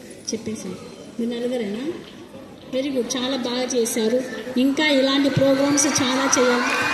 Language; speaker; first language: Telugu; non-native, local second language; Tamil